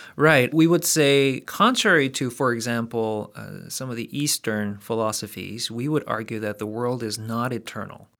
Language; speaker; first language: English; early bilingual, other home language; Korean